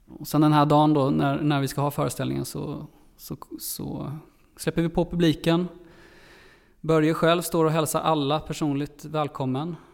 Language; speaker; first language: Swedish; native; Swedish